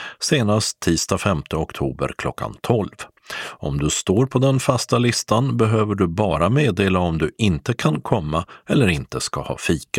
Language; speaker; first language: Swedish; native; Swedish